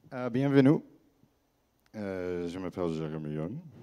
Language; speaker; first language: French; non-native, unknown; English